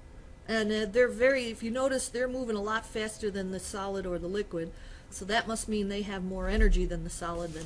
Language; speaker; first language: English; native; English